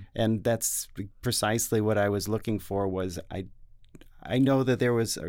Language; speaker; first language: English; native; English